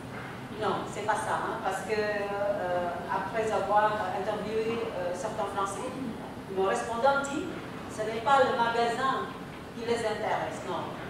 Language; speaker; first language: French; non-native, fluent; Indonesian